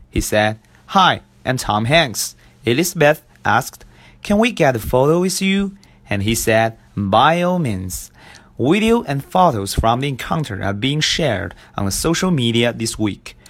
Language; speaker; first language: English; non-native, fluent; Chinese